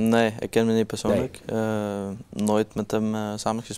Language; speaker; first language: Dutch; non-native, learner; Norwegian